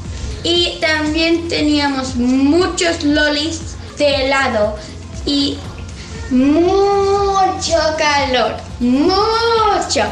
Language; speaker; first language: Spanish; early bilingual, heritage; Spanish